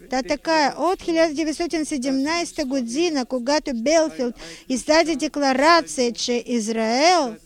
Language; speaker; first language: Bulgarian; non-native, fluent; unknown